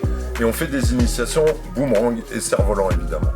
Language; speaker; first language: French; native; French